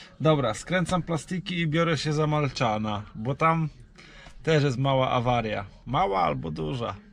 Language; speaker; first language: Polish; native; Polish